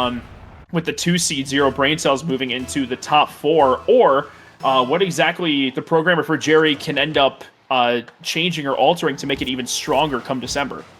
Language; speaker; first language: English; native; English